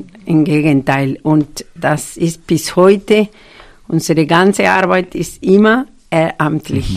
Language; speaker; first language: German; non-native, fluent; Spanish